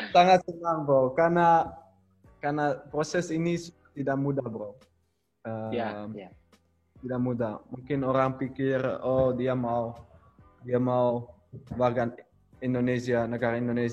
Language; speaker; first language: Indonesian; non-native, learner; Dutch